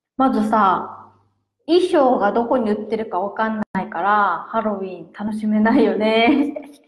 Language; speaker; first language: Japanese; native; Japanese